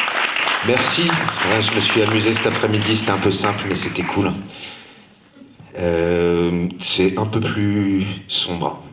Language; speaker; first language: French; native; French